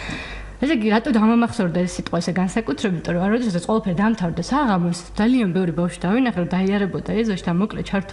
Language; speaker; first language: Georgian; native; Georgian